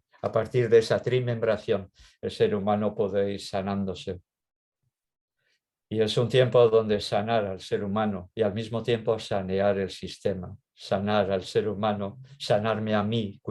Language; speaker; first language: Spanish; native; Spanish